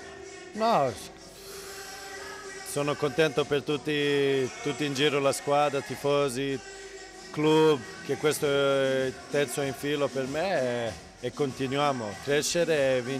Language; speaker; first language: Italian; non-native, fluent; Swedish